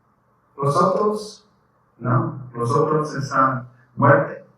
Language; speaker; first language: Spanish; non-native, learner; English